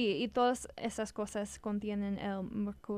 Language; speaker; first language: Spanish; non-native, learner; English